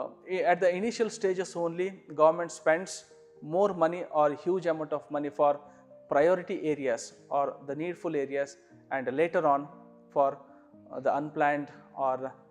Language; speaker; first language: English; non-native, local second language; Kannada